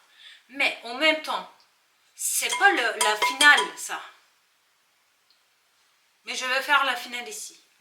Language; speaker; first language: French; non-native, learner; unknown